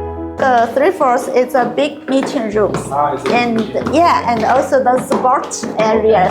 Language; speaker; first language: English; non-native, learner; Chinese